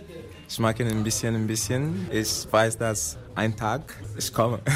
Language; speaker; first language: German; non-native, learner; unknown